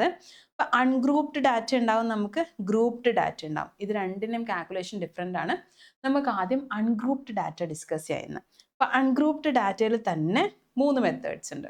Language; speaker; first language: Malayalam; native; Malayalam